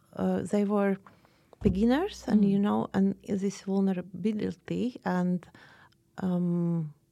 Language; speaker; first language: English; non-native, fluent; Latvian